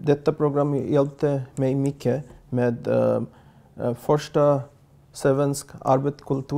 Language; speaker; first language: Swedish; non-native, learner; Bangla